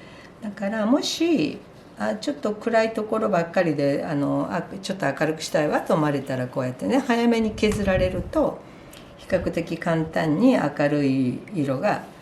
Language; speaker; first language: Japanese; native; Japanese